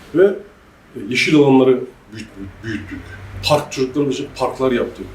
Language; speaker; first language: Turkish; native; Turkish